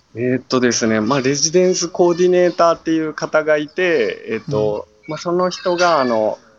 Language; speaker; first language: Japanese; native; Japanese